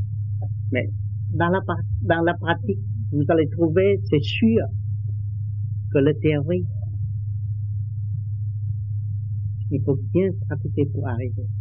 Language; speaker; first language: French; non-native, learner; Vietnamese